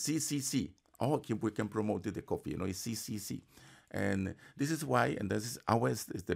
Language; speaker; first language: English; non-native, fluent; Spanish